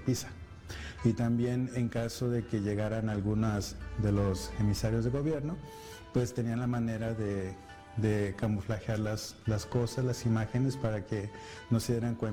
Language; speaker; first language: Spanish; native; Spanish